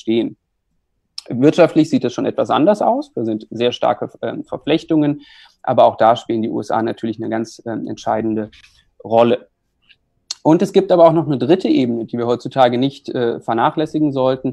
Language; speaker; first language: German; native; German